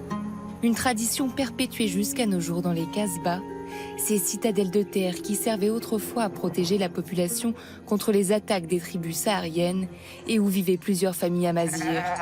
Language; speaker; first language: French; native; French